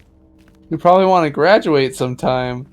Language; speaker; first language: English; native; English